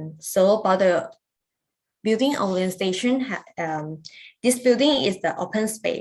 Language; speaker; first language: English; non-native, learner; Lao